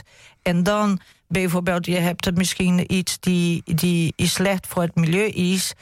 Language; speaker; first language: Dutch; non-native, fluent; Portuguese